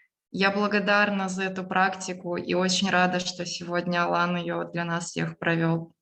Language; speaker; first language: Russian; native; Russian